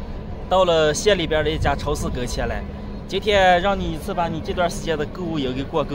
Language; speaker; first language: Chinese; native; Chinese